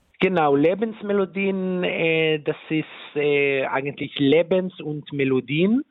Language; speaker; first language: German; non-native, fluent; Hebrew